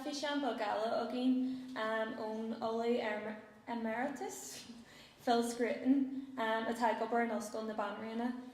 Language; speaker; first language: Irish; non-native, local second language; English